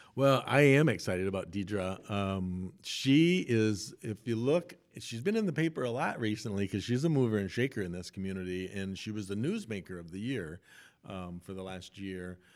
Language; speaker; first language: English; native; English